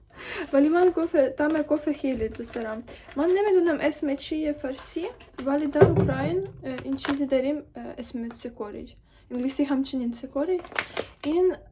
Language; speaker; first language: Persian; non-native, learner; Ukrainian